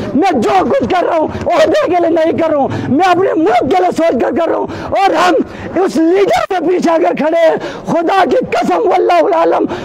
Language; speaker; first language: Urdu; non-native, local second language; Balti